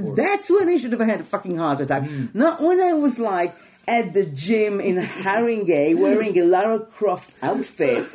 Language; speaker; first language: English; non-native, fluent; Hebrew